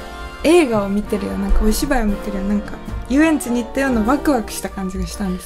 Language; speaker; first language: Japanese; native; Japanese